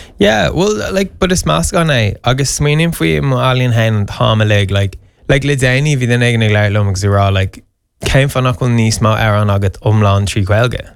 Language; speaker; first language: Irish; non-native, local second language; English